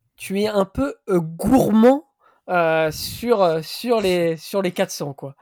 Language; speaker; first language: French; native; French